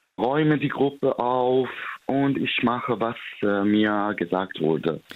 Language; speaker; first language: German; non-native, fluent; Arabic